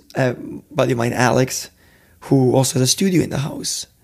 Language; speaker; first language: English; non-native, fluent; Serbian